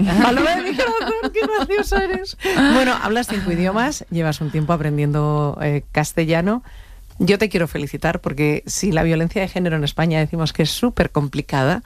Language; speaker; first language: Spanish; native; Spanish